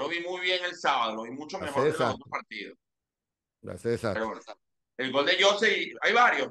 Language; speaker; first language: Spanish; native; Spanish